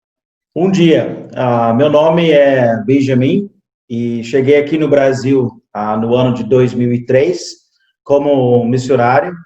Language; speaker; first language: Portuguese; non-native, fluent; English